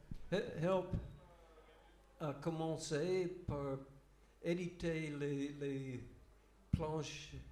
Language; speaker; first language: French; non-native, fluent; English